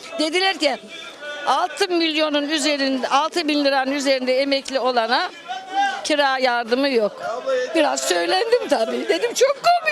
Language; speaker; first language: Turkish; native; Turkish